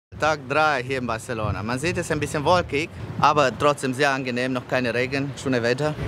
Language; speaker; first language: German; non-native, fluent; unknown